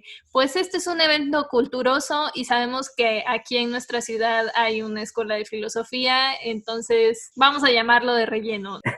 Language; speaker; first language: Spanish; native; Spanish